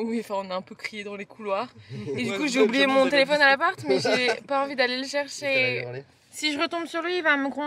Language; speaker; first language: French; native; French